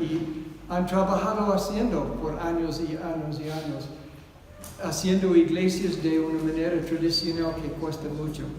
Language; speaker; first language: Spanish; non-native, fluent; English